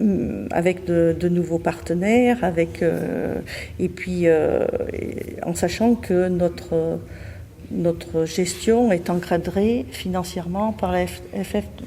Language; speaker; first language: French; native; French